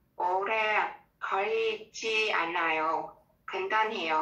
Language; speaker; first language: Korean; non-native, learner; Vietnamese